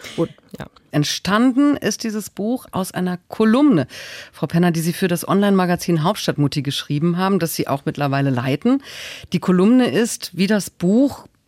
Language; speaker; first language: German; native; German